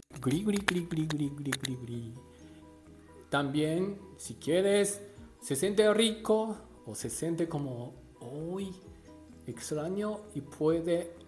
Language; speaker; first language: Spanish; non-native, learner; Japanese